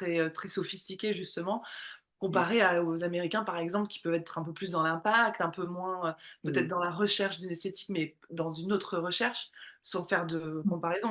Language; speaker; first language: French; native; French